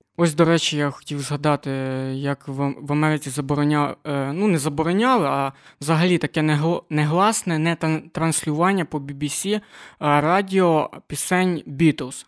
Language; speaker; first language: Ukrainian; non-native, local second language; Russian